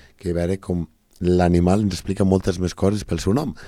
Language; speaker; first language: Catalan; native; Catalan